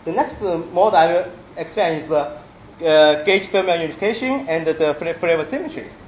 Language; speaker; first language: English; non-native, fluent; Chinese